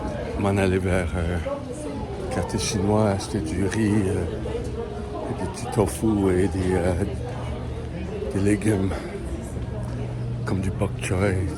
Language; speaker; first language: French; native; French